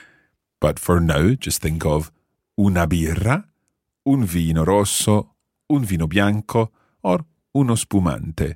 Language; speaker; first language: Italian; non-native, fluent; English